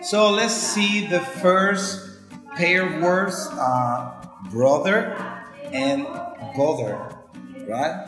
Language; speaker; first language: English; non-native, fluent; Spanish